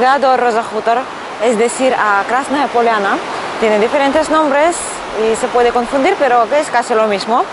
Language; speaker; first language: Spanish; non-native, fluent; Russian